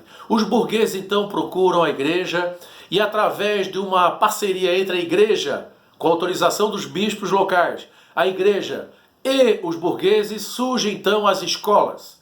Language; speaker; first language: Portuguese; native; Portuguese